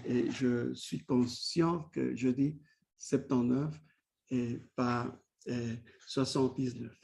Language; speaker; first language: French; non-native, fluent; Spanish